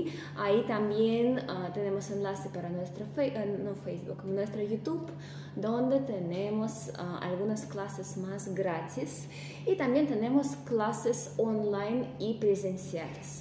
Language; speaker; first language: Spanish; non-native, fluent; Russian